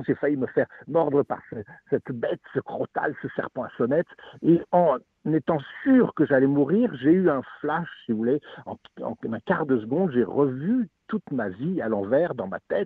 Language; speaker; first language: French; native; French